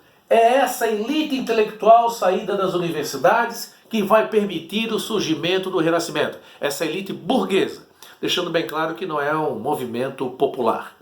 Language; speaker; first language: Portuguese; native; Portuguese